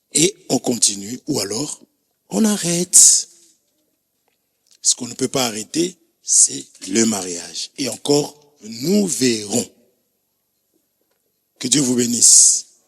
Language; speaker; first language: French; non-native, local second language; Lingala